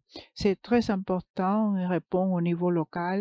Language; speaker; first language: French; non-native, fluent; English